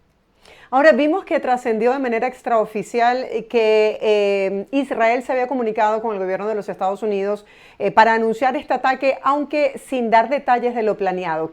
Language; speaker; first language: Spanish; native; Spanish